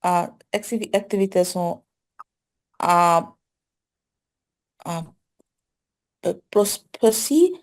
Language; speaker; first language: French; non-native, learner; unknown